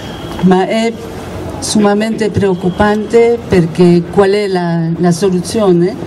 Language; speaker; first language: Italian; non-native, learner; Spanish